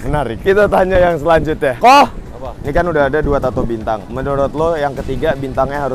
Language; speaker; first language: Indonesian; native; Indonesian